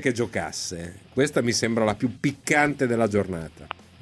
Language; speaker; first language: Italian; native; Italian